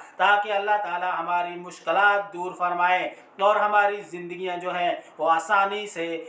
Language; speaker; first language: Urdu; native; Urdu